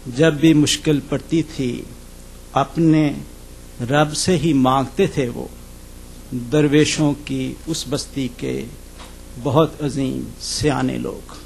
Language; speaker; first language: Urdu; native; Urdu